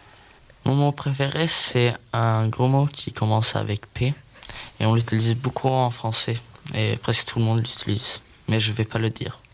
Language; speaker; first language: French; non-native, learner; Swedish